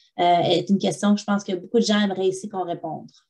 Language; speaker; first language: French; native; French